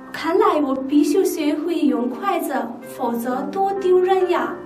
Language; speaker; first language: Chinese; non-native, fluent; Nepali